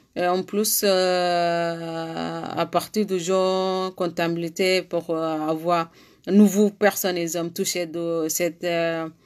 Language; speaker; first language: French; non-native, learner; Arabic